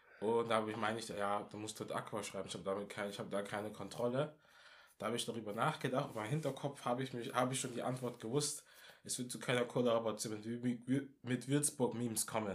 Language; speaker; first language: German; non-native, local second language; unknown